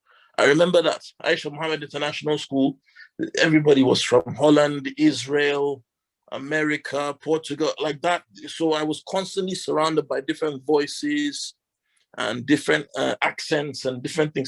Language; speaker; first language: English; non-native, local second language; Hausa